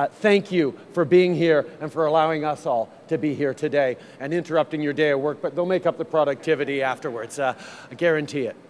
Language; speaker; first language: English; early bilingual, other home language; French